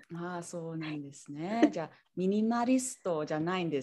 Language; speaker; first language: Japanese; non-native, learner; English